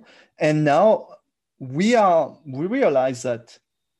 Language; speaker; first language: English; non-native, fluent; French